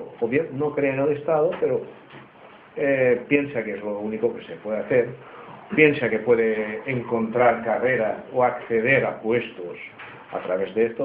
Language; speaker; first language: Spanish; native; Spanish